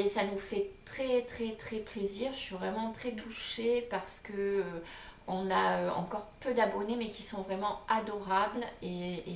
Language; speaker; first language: French; native; French